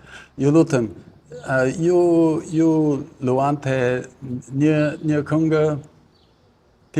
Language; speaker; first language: Albanian; non-native, learner; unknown